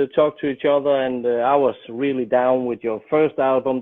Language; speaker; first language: English; non-native, fluent; Danish